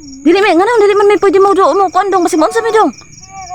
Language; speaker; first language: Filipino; non-native, local second language; Cebuano